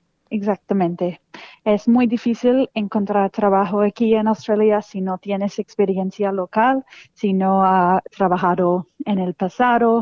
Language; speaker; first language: Spanish; non-native, fluent; English